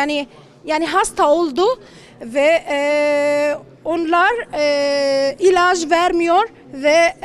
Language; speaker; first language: Turkish; non-native, learner; Arabic